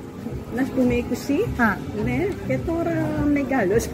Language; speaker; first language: Greek; non-native, learner; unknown